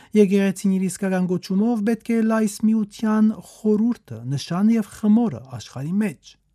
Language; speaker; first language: Armenian; native; Armenian